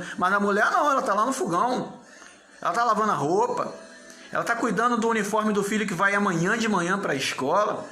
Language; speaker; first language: Portuguese; native; Portuguese